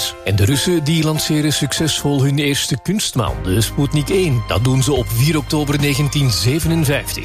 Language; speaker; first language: Dutch; native; Dutch